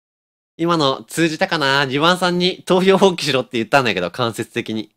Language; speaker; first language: Japanese; native; Japanese